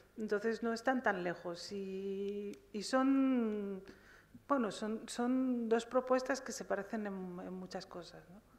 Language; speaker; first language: Spanish; early bilingual, other home language; Riffian